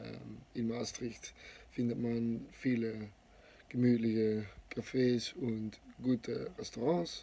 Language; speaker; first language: German; non-native, learner; Dutch